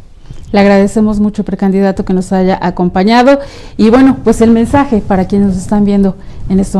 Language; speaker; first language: Spanish; native; Spanish